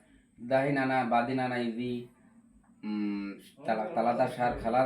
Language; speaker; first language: Arabic; non-native, learner; Bangla